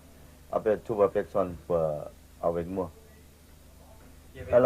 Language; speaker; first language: French; non-native, learner; Thai